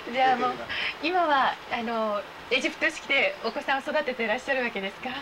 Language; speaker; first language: Japanese; native; Japanese